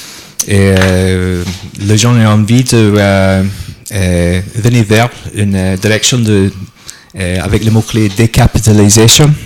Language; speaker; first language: French; non-native, learner; English